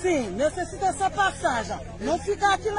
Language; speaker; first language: Portuguese; non-native, learner; Haitian Creole